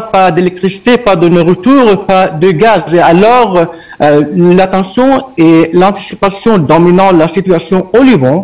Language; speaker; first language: French; non-native, fluent; Arabic